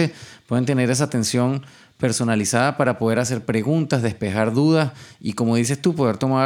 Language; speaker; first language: Spanish; native; Spanish